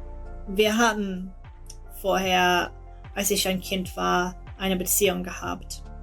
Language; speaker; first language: German; non-native, learner; English